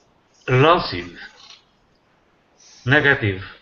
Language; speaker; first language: English; non-native, learner; Portuguese